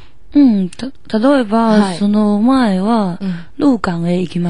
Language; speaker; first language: Japanese; non-native, learner; Chinese